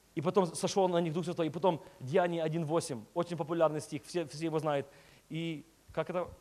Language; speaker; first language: Russian; early bilingual, heritage; Russian